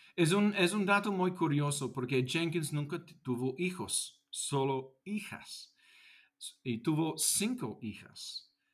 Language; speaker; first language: Spanish; non-native, fluent; English